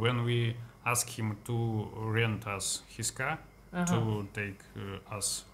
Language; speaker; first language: English; non-native, learner; Russian